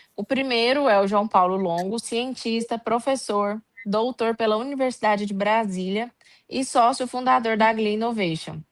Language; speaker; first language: Portuguese; native; Portuguese